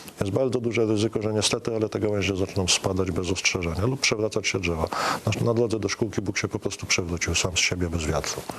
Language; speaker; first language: Polish; native; Polish